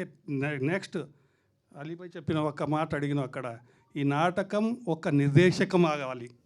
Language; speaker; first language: Telugu; non-native, learner; Hindi